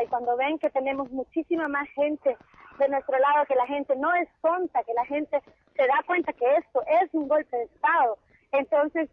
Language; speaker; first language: Spanish; native; Spanish